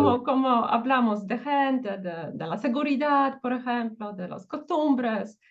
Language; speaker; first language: Spanish; non-native, fluent; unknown